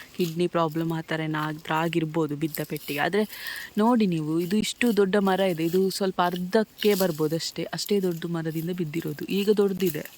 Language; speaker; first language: Kannada; non-native, local second language; Tulu